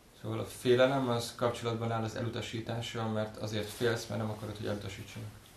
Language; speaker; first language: Hungarian; native; Hungarian